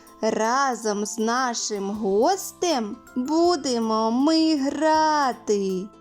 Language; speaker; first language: Ukrainian; native; Ukrainian